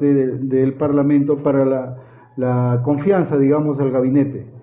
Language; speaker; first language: Spanish; native; Spanish